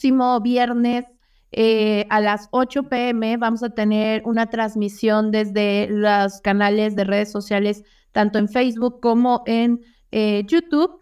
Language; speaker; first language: Spanish; native; Spanish